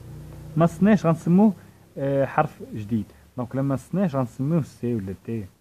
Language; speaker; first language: Arabic; native; Arabic